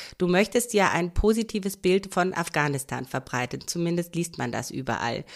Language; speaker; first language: German; native; German